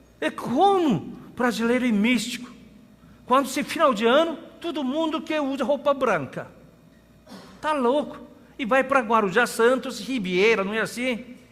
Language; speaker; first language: Portuguese; non-native, fluent; Korean